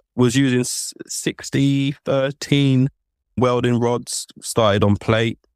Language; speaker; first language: English; native; English